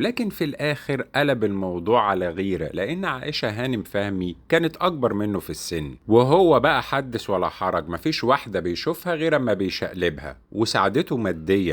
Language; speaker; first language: Arabic; native; Arabic